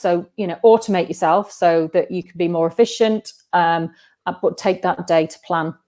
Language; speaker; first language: English; native; English